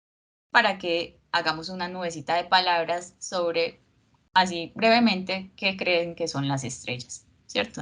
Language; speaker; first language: Spanish; native; Spanish